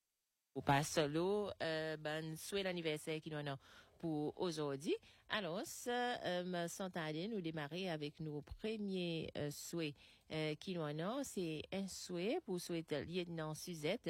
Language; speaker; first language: French; non-native, local second language; Seselwa Creole French